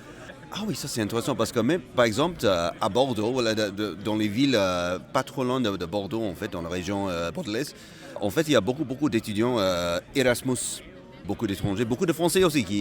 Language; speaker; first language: French; non-native, fluent; Malay